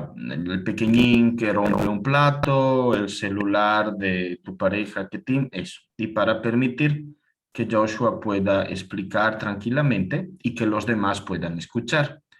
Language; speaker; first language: Spanish; non-native, fluent; Italian